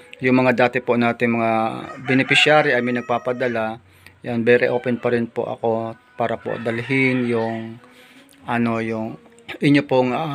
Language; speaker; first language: Filipino; non-native, local second language; Bikol